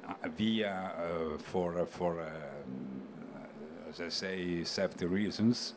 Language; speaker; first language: English; non-native, learner; Italian